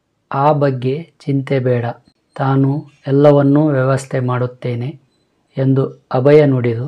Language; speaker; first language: Kannada; native; Kannada